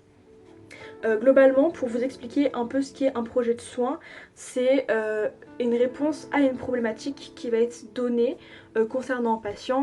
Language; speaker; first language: French; native; French